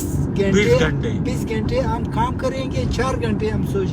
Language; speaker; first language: Hindi; non-native, learner; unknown